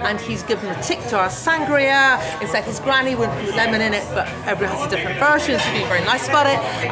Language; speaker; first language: English; native; English